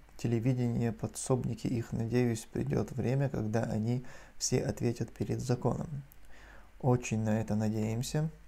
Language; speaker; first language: Russian; non-native, local second language; Chechen